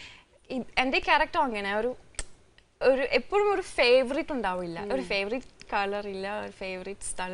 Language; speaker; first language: Malayalam; non-native, fluent; French